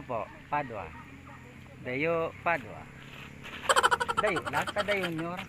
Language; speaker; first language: Filipino; non-native, local second language; Bikol